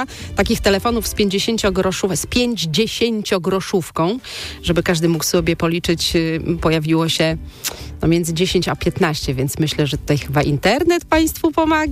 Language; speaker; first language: Polish; native; Polish